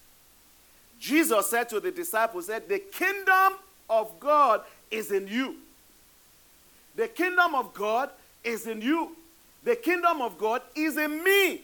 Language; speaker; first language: English; non-native, local second language; Yoruba